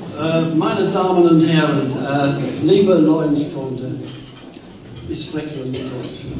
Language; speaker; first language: German; non-native, learner; English